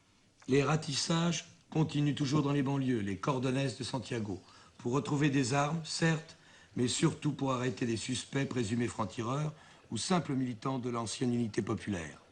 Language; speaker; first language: French; native; French